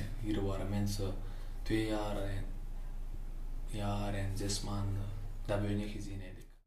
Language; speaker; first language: Dutch; non-native, learner; Pashto